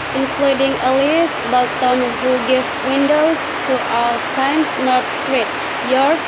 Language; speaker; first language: English; non-native, learner; Indonesian